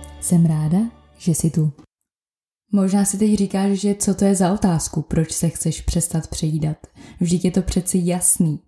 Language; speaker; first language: Czech; native; Czech